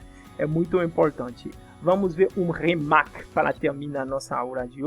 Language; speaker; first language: Portuguese; non-native, fluent; French